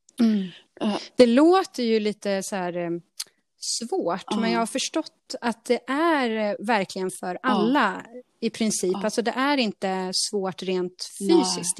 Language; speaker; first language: Swedish; native; Swedish